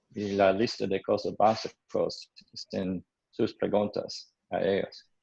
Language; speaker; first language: Spanish; non-native, learner; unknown